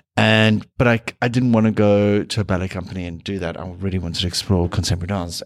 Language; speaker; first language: English; native; English